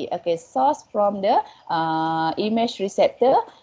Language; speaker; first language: English; non-native, local second language; Malay